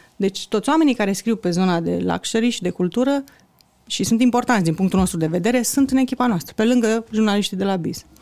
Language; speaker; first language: Romanian; native; Romanian